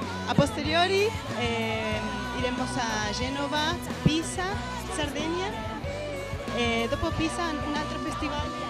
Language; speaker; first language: Italian; non-native, learner; Spanish